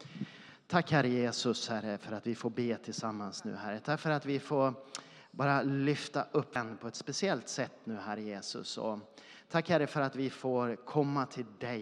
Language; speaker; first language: Swedish; native; Swedish